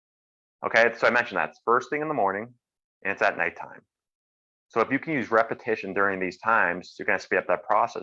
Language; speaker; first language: English; native; English